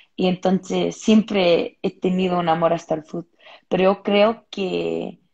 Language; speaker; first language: Spanish; early bilingual, heritage; Spanish